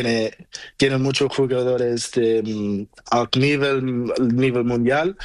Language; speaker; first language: Spanish; non-native, learner; Portuguese